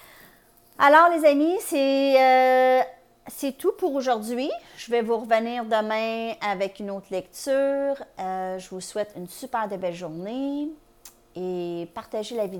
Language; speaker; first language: French; native; French